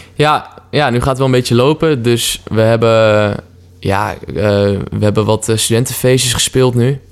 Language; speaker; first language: Dutch; native; Dutch